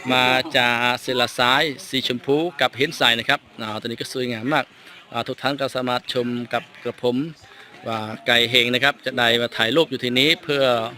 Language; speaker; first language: Thai; non-native, fluent; Khmer